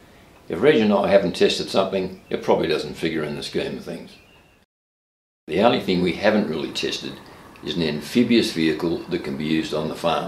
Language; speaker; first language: English; native; English